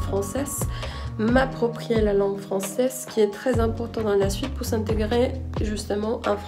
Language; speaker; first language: French; non-native, fluent; Spanish